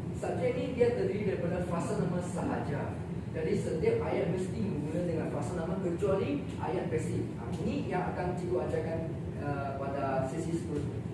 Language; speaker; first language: Malay; non-native, local second language; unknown